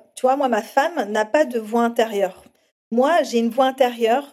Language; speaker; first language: French; native; French